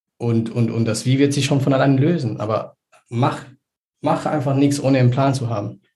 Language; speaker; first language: German; early bilingual, other home language; Spanish